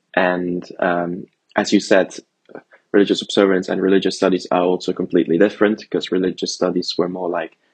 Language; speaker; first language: English; early bilingual, other home language; Italian